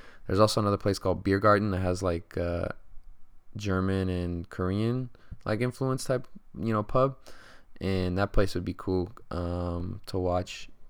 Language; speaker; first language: English; early bilingual, other home language; Spanish